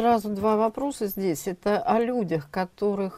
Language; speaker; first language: Russian; native; Russian